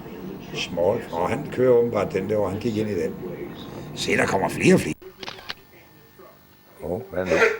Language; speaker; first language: Danish; native; Danish